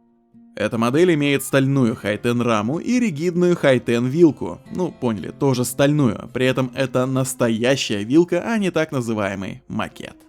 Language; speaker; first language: Russian; native; Russian